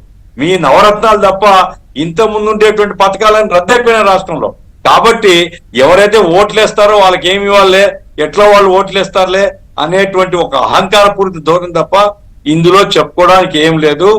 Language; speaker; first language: Telugu; native; Telugu